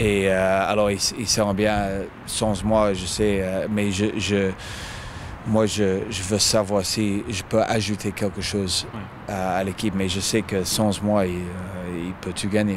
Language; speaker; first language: French; non-native, fluent; English